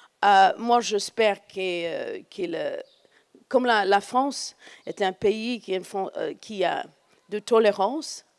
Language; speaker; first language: French; non-native, fluent; English